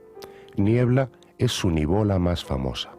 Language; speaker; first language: Spanish; native; Spanish